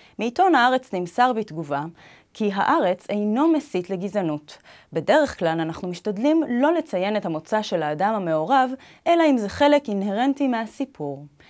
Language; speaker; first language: Hebrew; native; Hebrew